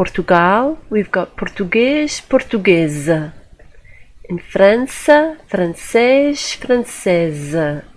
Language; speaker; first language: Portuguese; non-native, fluent; English